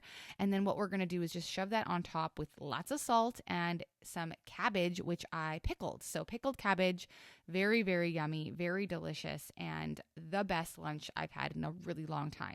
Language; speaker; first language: English; native; English